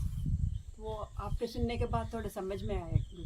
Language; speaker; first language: Hindi; non-native, local second language; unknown